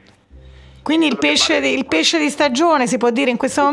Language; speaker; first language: Italian; native; Italian